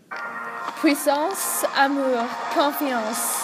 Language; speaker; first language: French; non-native, learner; English